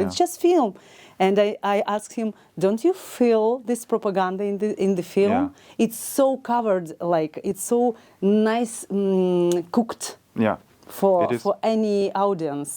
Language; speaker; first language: English; non-native, learner; Ukrainian